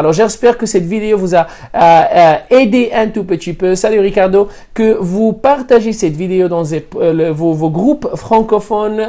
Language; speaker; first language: French; non-native, fluent; Spanish